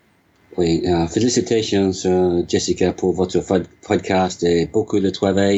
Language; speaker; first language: French; non-native, learner; English